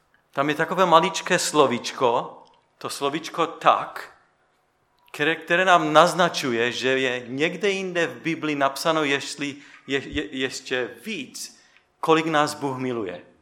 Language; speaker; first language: Czech; native; Czech